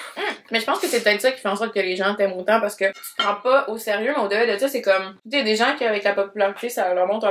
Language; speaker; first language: French; native; French